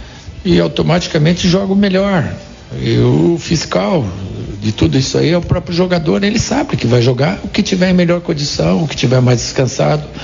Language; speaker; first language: Portuguese; native; Portuguese